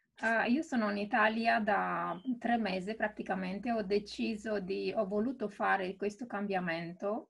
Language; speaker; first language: Italian; non-native, fluent; Romanian